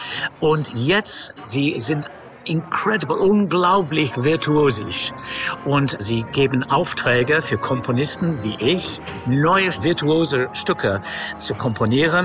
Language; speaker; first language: German; non-native, fluent; English